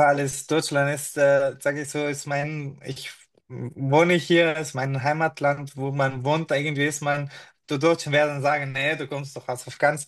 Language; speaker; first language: German; non-native, fluent; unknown